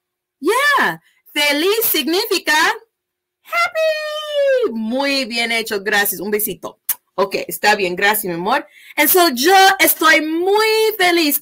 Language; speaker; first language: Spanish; early bilingual, heritage; Spanish